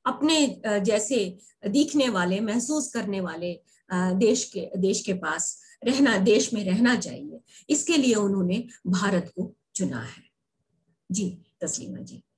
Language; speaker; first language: Hindi; native; Hindi